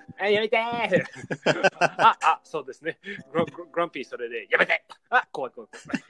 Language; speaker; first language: Japanese; non-native, learner; English